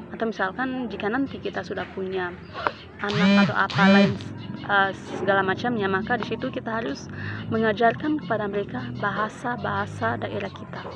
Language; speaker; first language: Indonesian; non-native, local second language; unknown